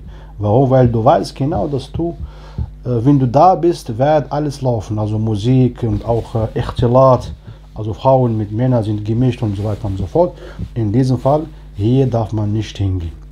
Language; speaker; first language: German; non-native, fluent; Arabic